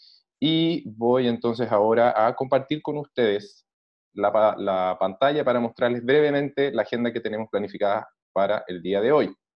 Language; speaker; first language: Spanish; native; Spanish